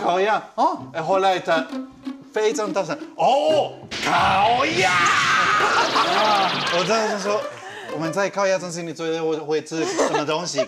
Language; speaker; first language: Chinese; non-native, fluent; Spanish